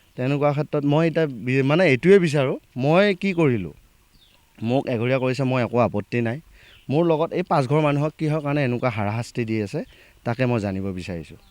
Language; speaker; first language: Assamese; native; Assamese